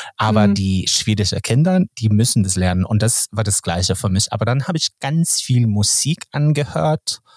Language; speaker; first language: German; non-native, fluent; Swedish